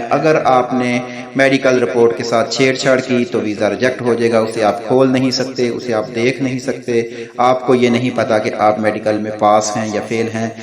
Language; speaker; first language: Urdu; non-native, local second language; Punjabi